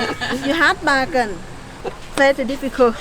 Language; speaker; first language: English; non-native, learner; Vietnamese